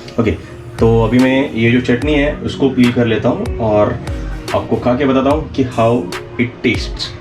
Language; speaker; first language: Hindi; non-native, local second language; Marathi